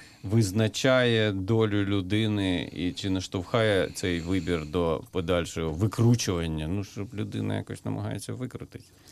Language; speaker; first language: Ukrainian; native; Ukrainian